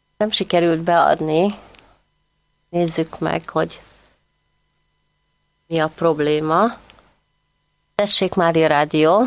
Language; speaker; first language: Hungarian; native; Hungarian